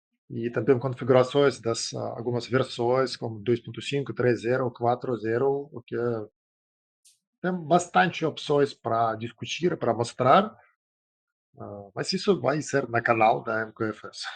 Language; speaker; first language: Portuguese; non-native, fluent; Russian